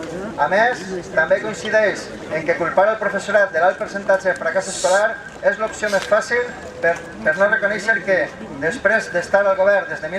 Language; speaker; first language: Catalan; native; Catalan